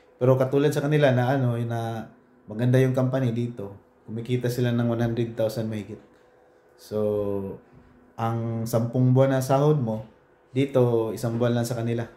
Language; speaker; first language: Filipino; non-native, local second language; Cebuano